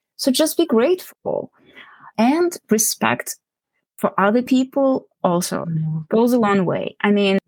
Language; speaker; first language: English; non-native, fluent; Ukrainian